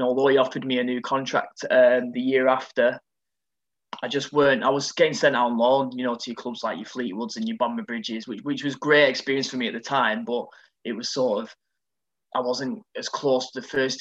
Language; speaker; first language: English; native; English